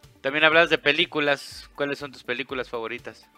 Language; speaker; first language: Spanish; early bilingual, heritage; Spanish